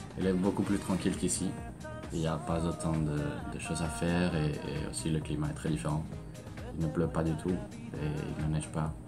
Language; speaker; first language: French; non-native, fluent; Spanish